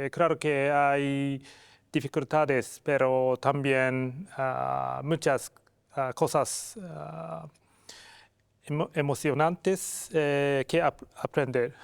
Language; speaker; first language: Spanish; non-native, learner; Japanese